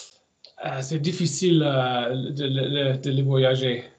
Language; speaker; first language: French; non-native, learner; German